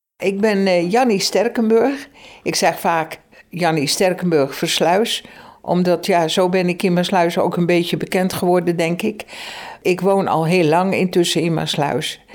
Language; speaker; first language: Dutch; native; Dutch